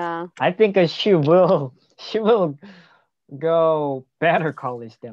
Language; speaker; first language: English; non-native, learner; Korean